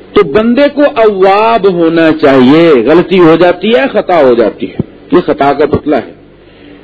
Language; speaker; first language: Urdu; non-native, local second language; Punjabi